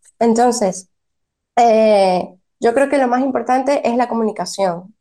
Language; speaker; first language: Spanish; native; Spanish